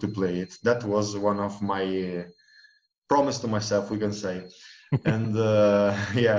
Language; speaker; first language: English; non-native, fluent; Italian